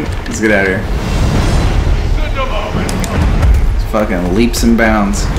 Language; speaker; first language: English; native; English